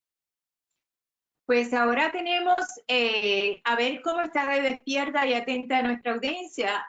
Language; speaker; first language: Spanish; native; Spanish